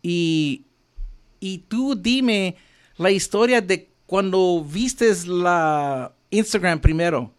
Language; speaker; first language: Spanish; early bilingual, heritage; Spanish